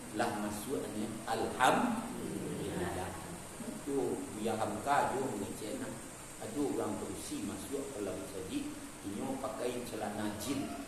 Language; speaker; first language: Malay; non-native, local second language; Minangkabau